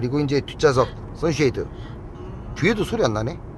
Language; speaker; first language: Korean; native; Korean